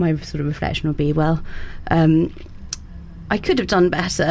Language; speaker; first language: English; native; English